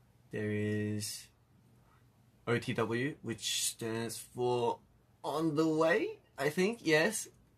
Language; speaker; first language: English; early bilingual, other home language; Korean